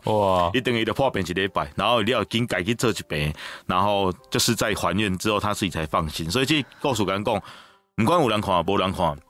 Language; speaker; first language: Min Nan Chinese; native; Min Nan Chinese